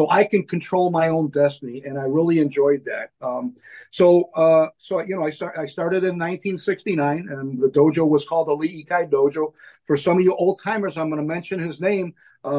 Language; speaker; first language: English; native; English